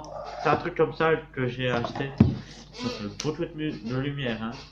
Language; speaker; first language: French; native; French